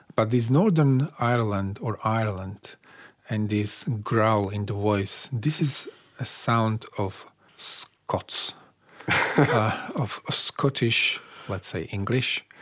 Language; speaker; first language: English; non-native, fluent; Slovak